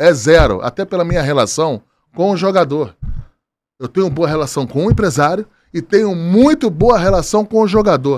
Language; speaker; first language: Portuguese; native; Portuguese